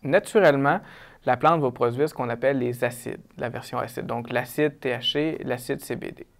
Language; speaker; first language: French; native; French